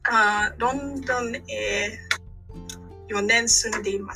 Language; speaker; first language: Japanese; non-native, learner; Malay